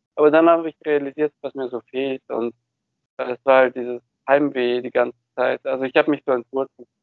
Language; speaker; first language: German; early bilingual, other home language; Bulgarian